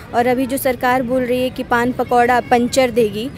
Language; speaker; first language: Hindi; native; Hindi